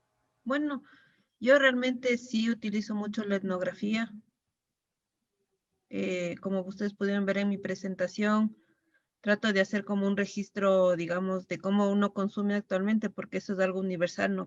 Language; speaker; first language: Spanish; native; Spanish